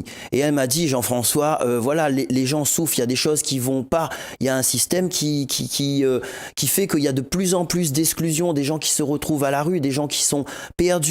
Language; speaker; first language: French; non-native, local second language; Réunion Creole French